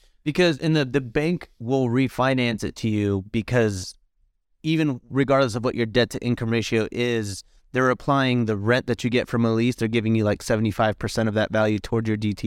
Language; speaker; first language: English; early bilingual, other home language; Spanish